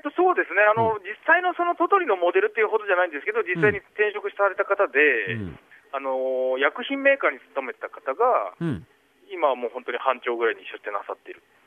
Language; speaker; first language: Japanese; native; Japanese